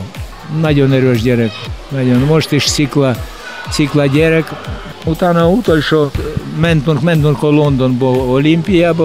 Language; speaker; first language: Hungarian; non-native, learner; Russian